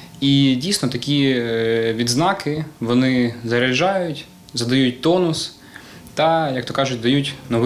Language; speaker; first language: Ukrainian; native; Ukrainian